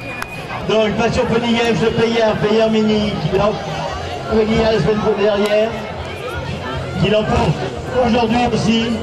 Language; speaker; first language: French; native; French